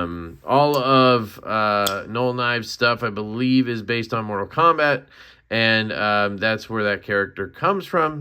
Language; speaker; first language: English; native; English